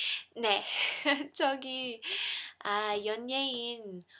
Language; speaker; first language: Korean; non-native, learner; English